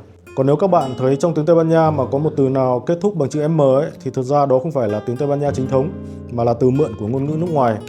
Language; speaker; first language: Vietnamese; native; Vietnamese